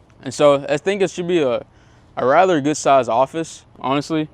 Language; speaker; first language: English; native; English